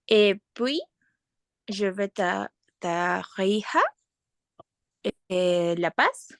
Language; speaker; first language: French; non-native, learner; Spanish